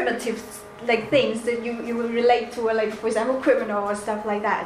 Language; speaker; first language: English; non-native, fluent; Chinese